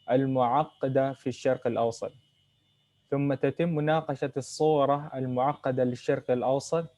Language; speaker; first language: Arabic; non-native, fluent; Indonesian